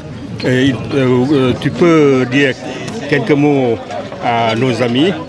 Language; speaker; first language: French; non-native, fluent; Lao